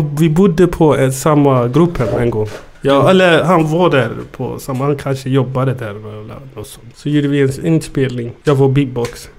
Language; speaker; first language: Swedish; early bilingual, other home language; Amharic